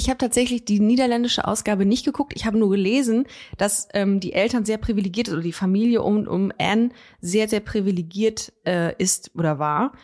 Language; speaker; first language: German; native; German